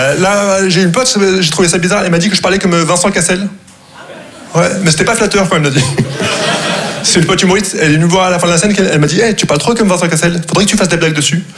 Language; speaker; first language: French; early bilingual, other home language; Arabic